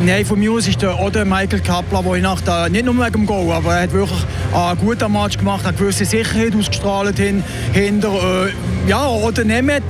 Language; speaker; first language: German; native; German